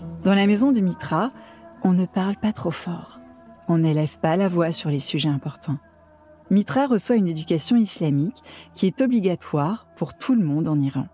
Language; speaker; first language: French; native; French